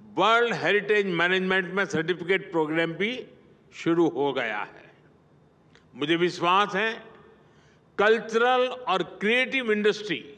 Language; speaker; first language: Hindi; non-native, local second language; Gujarati